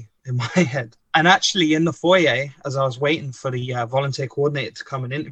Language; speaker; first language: English; native; English